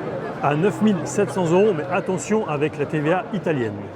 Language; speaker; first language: French; native; French